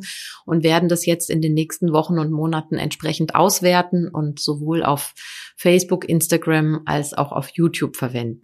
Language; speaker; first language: German; native; German